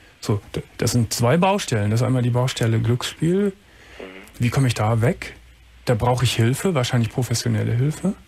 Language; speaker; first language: German; native; German